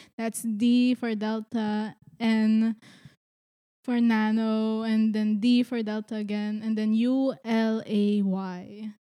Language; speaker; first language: English; non-native, local second language; Filipino